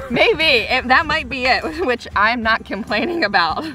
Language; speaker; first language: English; native; English